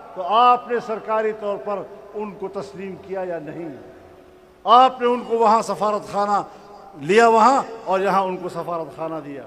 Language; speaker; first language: Urdu; non-native, local second language; Pashto